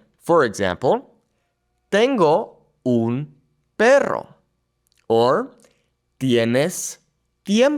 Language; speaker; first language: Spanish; non-native, fluent; English